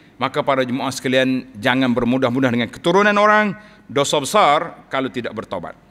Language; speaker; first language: Malay; native; Malay